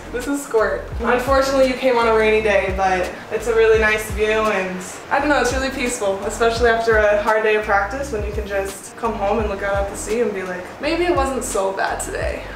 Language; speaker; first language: English; native; English